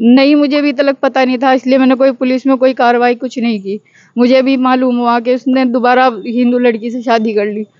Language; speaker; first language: Hindi; native; Hindi